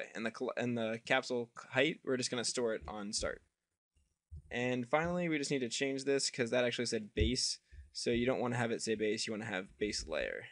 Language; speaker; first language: English; native; English